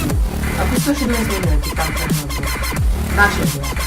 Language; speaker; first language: Bulgarian; native; Bulgarian